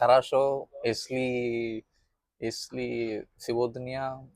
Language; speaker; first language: Russian; non-native, learner; Tamil